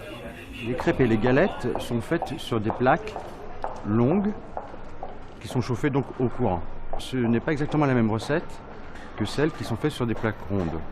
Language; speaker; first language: French; native; French